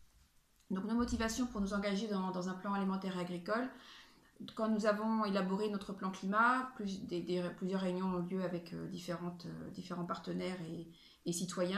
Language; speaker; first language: French; native; French